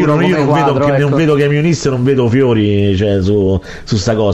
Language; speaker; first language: Italian; native; Italian